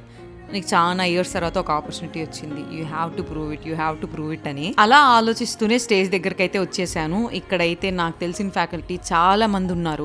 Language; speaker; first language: Telugu; native; Telugu